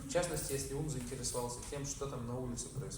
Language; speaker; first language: Russian; native; Russian